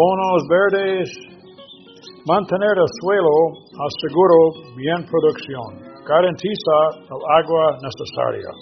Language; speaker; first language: Spanish; non-native, learner; English